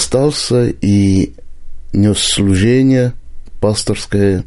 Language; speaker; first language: Russian; non-native, local second language; Armenian